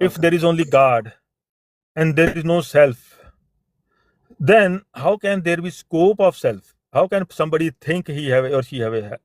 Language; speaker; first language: English; non-native, fluent; Punjabi